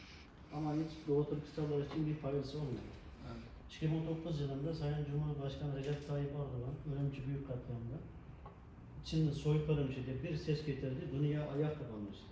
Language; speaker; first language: Turkish; non-native, learner; Uyghur